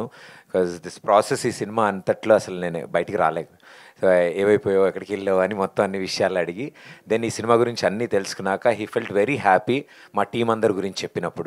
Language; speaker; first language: Telugu; native; Telugu